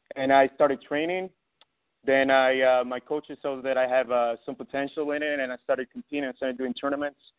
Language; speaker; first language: English; non-native, fluent; Spanish